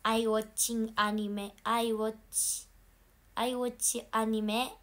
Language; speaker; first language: English; non-native, learner; Japanese